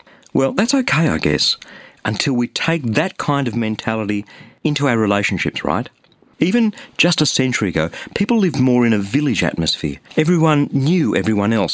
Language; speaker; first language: English; native; English